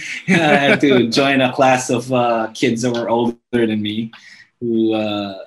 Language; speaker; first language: English; native; English